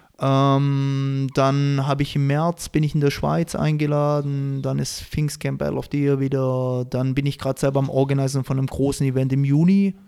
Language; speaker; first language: German; native; German